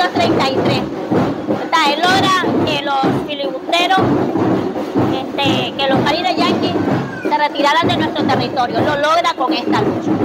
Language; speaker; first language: Spanish; native; Spanish